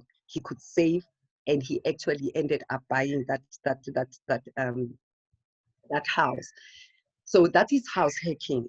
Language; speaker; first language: English; non-native, local second language; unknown